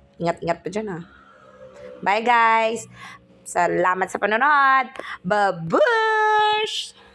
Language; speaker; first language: Filipino; native; Filipino